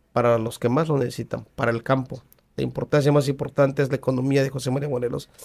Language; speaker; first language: Spanish; native; Spanish